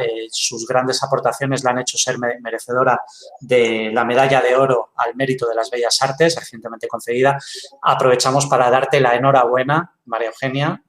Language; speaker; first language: Spanish; native; Spanish